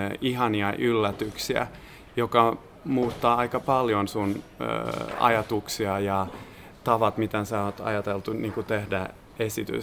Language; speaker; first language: Finnish; non-native, fluent; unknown